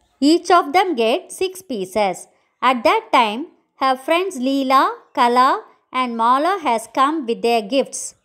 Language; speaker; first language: English; non-native, local second language; Tamil